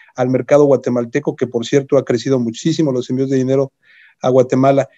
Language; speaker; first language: Spanish; native; Spanish